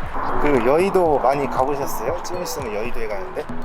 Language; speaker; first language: Korean; native; Korean